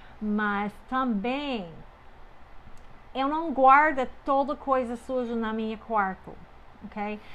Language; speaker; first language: Portuguese; non-native, fluent; English